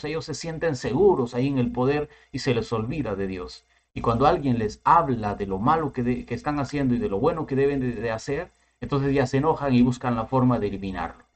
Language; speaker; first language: Spanish; native; Spanish